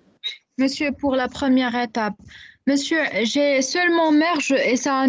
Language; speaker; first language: French; non-native, local second language; Arabic